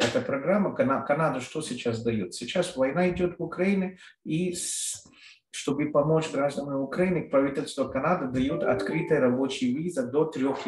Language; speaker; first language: Russian; non-native, fluent; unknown